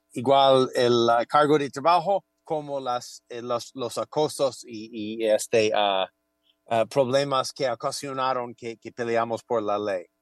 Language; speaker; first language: Spanish; non-native, fluent; English